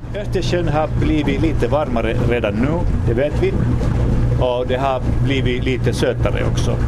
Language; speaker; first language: Swedish; non-native, local second language; Finnish